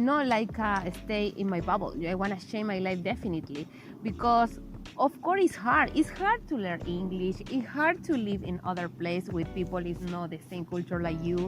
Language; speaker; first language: English; non-native, learner; Spanish